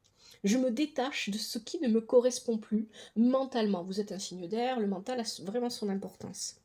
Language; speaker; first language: French; native; French